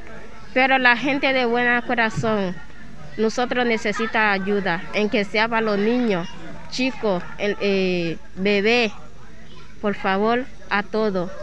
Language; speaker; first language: Spanish; non-native, learner; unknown